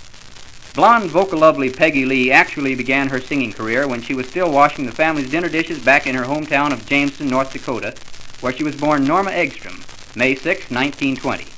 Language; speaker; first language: English; native; English